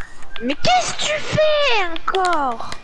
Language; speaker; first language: French; native; French